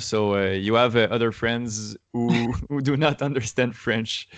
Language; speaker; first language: English; non-native, learner; French